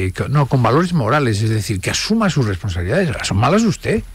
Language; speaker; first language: Spanish; native; Spanish